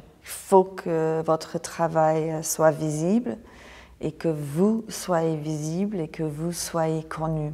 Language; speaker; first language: French; non-native, fluent; English